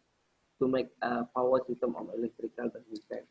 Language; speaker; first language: English; non-native, learner; Indonesian